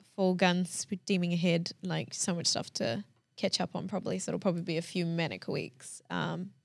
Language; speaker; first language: English; early bilingual, other home language; Hindi